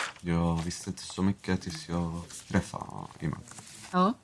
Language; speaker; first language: Swedish; non-native, fluent; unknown